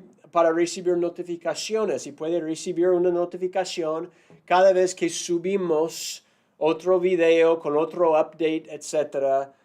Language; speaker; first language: Spanish; non-native, fluent; English